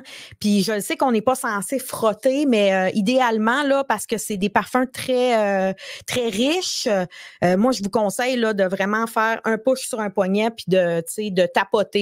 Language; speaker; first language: French; native; French